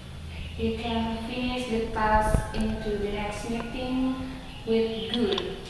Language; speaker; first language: English; non-native, learner; Indonesian